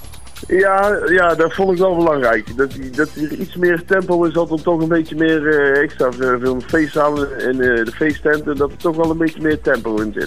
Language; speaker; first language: Dutch; native; Dutch